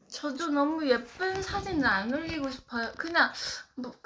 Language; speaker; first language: Korean; non-native, local second language; Chinese